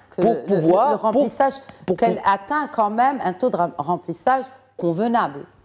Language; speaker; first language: French; non-native, local second language; Arabic